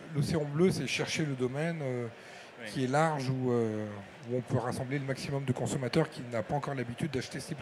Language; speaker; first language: French; native; French